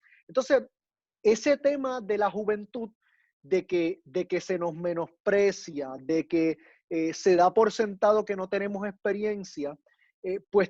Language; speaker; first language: Spanish; native; Spanish